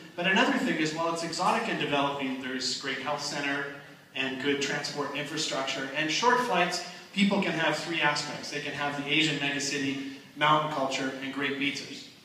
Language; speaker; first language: English; native; English